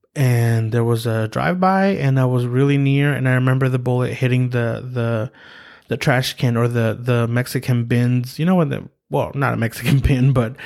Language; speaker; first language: English; early bilingual, other home language; Spanish